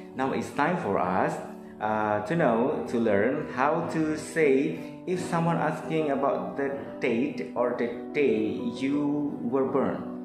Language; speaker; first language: English; non-native, fluent; Indonesian